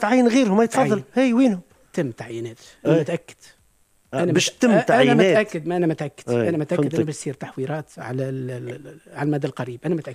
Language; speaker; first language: Arabic; native; Arabic